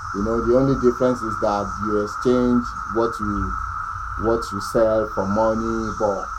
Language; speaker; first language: English; non-native, local second language; Yoruba